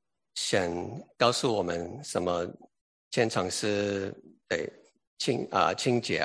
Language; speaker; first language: Chinese; early bilingual, heritage; English